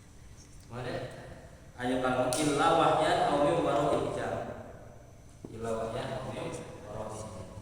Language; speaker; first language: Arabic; non-native, fluent; Indonesian